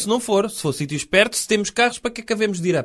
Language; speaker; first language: Portuguese; native; Portuguese